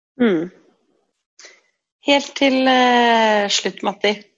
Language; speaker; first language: Norwegian; native; Norwegian